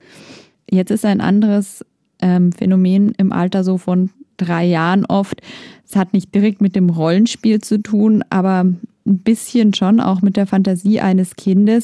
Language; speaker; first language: German; native; German